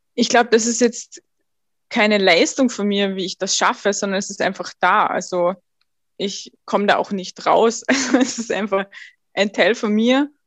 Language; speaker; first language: German; native; German